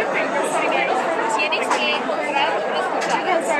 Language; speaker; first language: Spanish; non-native, learner; English